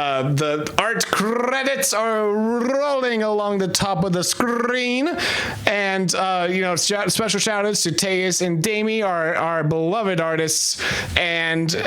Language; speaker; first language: English; native; English